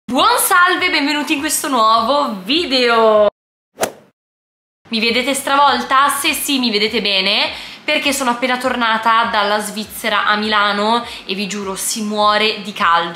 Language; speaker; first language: Italian; native; Italian